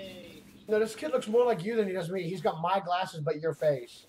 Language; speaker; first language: English; native; English